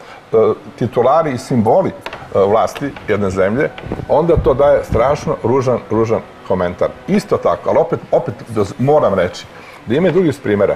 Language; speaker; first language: Croatian; native; Croatian